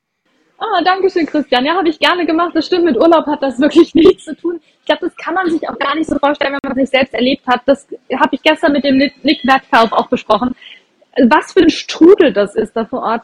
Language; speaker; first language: German; native; German